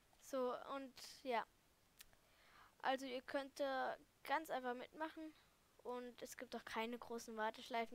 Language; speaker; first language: German; native; German